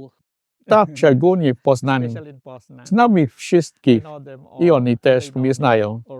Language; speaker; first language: Polish; non-native, fluent; Filipino